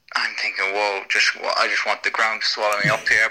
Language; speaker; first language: English; native; English